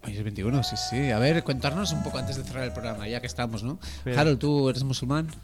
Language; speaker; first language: Spanish; native; Spanish